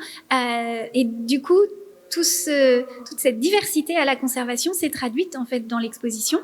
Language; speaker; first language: French; native; French